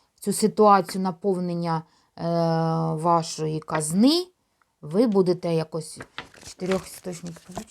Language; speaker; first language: Ukrainian; non-native, local second language; Russian